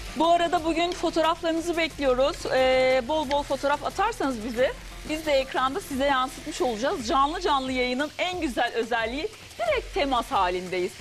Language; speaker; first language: Turkish; native; Turkish